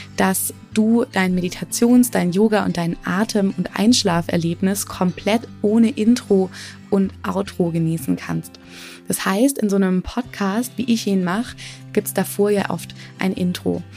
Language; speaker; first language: German; native; German